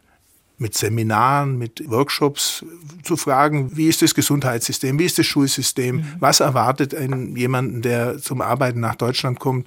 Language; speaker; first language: German; native; German